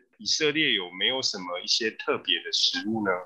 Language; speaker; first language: Chinese; native; Chinese